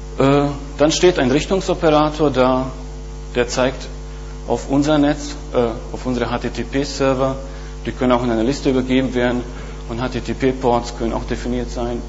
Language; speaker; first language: German; non-native, fluent; Bosnian